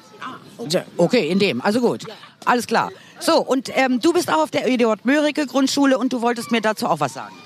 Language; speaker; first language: German; native; German